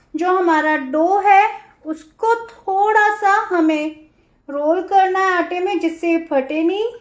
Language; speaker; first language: Hindi; native; Hindi